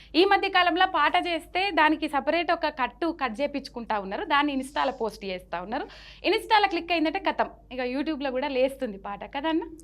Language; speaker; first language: Telugu; native; Telugu